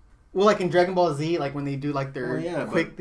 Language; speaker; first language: English; native; English